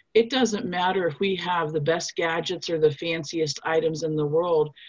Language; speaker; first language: English; non-native, fluent; German